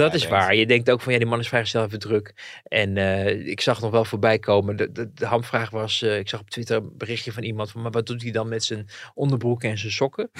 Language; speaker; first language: Dutch; native; Dutch